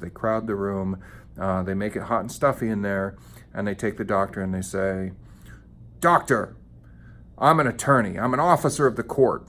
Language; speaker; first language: English; native; English